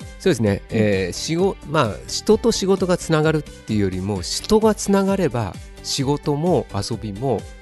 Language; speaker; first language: Japanese; native; Japanese